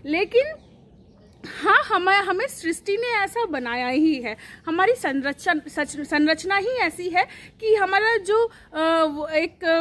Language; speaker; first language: Hindi; native; Hindi